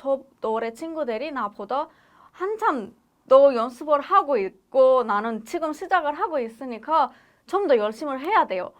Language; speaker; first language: Korean; non-native, fluent; Persian